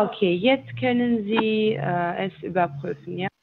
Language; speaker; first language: German; non-native, learner; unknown